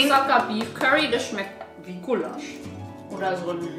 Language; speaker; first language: German; native; German